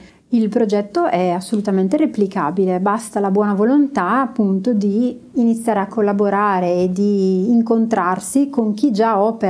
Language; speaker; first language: Italian; native; Italian